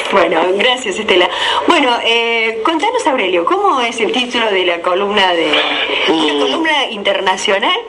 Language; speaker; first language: Spanish; native; Spanish